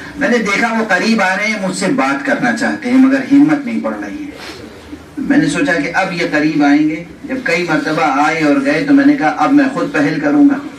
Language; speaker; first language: Urdu; native; Urdu